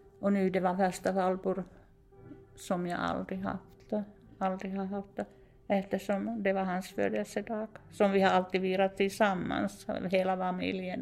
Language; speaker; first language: Swedish; non-native, fluent; Finnish